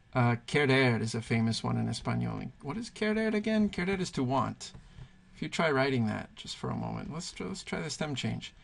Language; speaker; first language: English; native; English